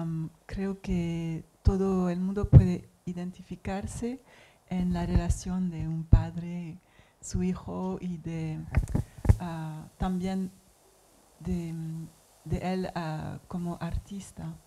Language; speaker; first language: Spanish; non-native, learner; English